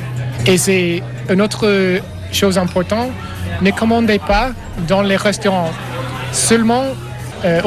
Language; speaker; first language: French; non-native, learner; English